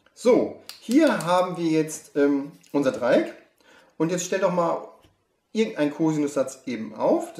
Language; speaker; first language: German; native; German